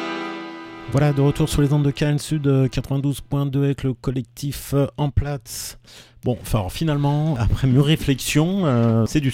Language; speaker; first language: French; native; French